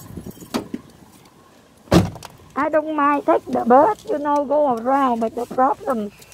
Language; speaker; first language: English; non-native, learner; Vietnamese